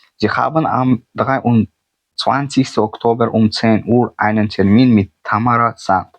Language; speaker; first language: German; non-native, fluent; Uzbek